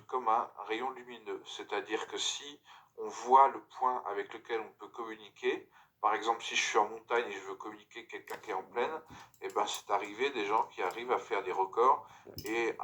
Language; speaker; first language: French; native; French